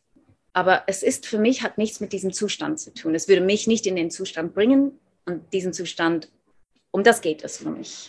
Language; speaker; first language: German; non-native, fluent; English